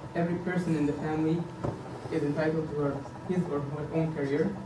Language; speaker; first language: English; non-native, fluent; Arabic